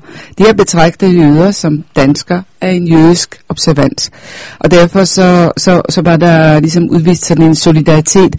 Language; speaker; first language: Danish; non-native, fluent; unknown